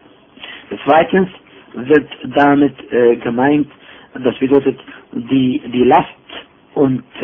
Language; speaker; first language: German; non-native, fluent; Arabic